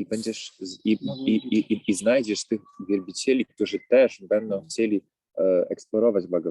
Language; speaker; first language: Polish; native; Polish